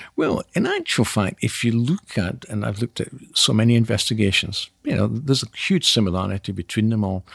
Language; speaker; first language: English; native; English